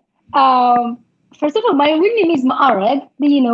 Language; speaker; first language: English; non-native, fluent; Tigrinya